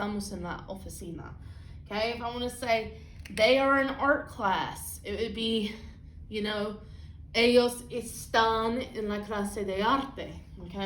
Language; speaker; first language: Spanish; non-native, fluent; English